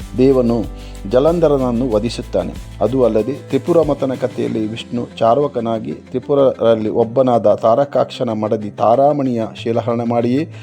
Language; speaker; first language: Kannada; non-native, local second language; Tulu